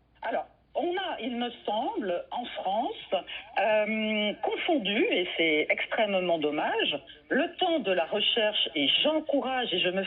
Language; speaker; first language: French; native; French